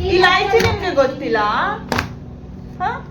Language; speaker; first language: Kannada; non-native, learner; Hindi